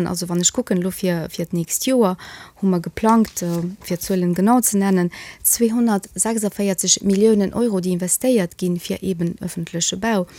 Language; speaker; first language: Luxembourgish; early bilingual, other home language; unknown